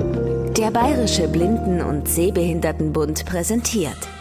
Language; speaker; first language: German; native; German